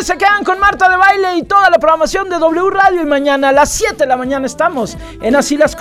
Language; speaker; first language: Spanish; native; Spanish